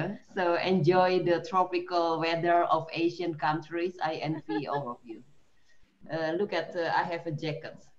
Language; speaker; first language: English; non-native, fluent; Indonesian